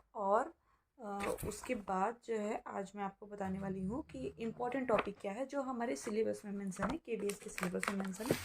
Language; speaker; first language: Hindi; native; Hindi